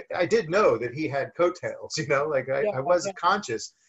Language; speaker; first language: English; native; English